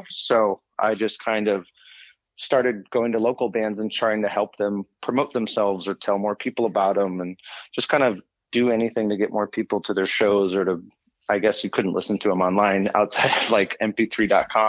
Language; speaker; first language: English; native; English